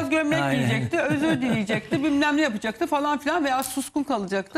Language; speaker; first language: Turkish; native; Turkish